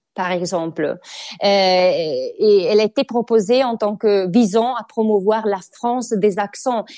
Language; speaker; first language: French; non-native, fluent; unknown